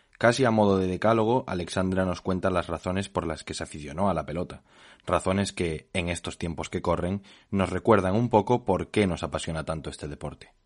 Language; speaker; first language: Spanish; native; Spanish